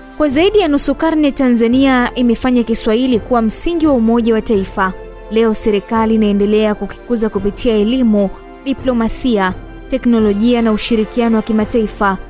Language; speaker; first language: Swahili; native; Swahili